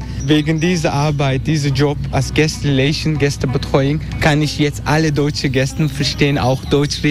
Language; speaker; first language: German; non-native, fluent; Turkish